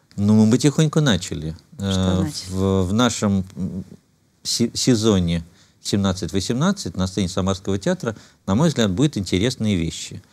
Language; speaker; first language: Russian; native; Russian